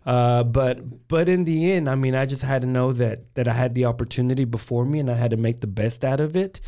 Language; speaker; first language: English; early bilingual, other home language; Spanish